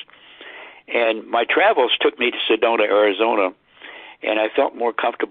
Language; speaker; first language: English; native; English